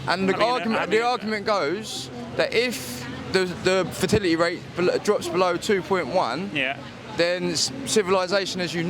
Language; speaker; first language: English; native; English